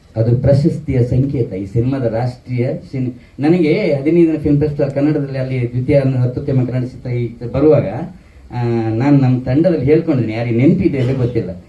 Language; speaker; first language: Kannada; native; Kannada